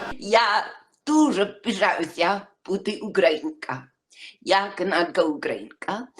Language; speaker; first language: Ukrainian; early bilingual, heritage; English